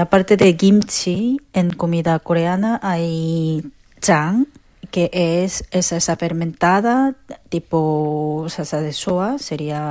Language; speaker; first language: Spanish; non-native, fluent; Korean